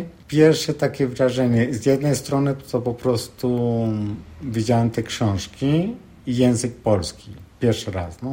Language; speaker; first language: Polish; non-native, fluent; Spanish